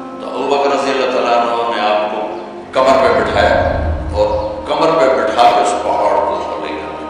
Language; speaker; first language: Urdu; non-native, local second language; Punjabi